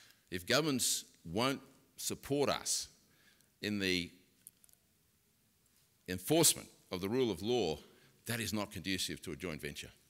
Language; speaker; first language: English; native; English